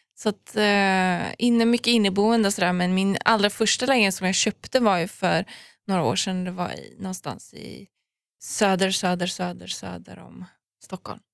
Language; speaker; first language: Swedish; early bilingual, other home language; Persian